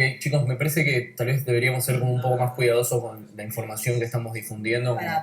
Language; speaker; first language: Spanish; native; Spanish